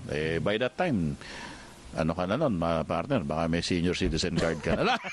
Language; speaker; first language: Filipino; native; Filipino